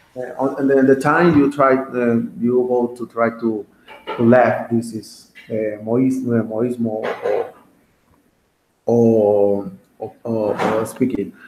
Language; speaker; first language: English; non-native, learner; Spanish